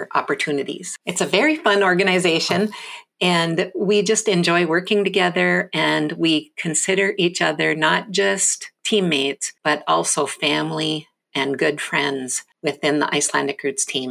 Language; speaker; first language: English; native; English